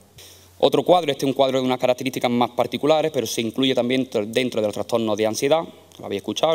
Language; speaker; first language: Spanish; native; Spanish